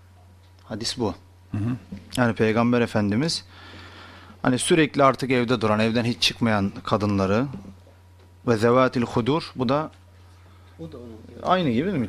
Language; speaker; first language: Turkish; native; Turkish